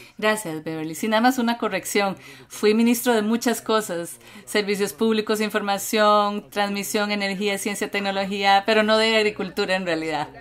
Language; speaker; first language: Spanish; non-native, fluent; English